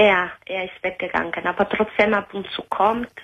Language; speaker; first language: German; non-native, learner; Italian